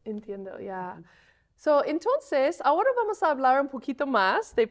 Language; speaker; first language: Spanish; non-native, fluent; English